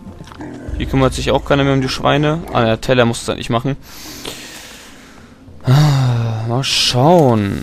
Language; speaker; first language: German; native; German